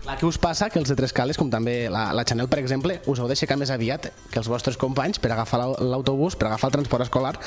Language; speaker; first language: Catalan; native; Catalan